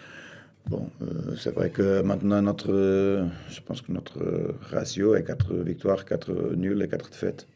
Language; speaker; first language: French; non-native, fluent; Portuguese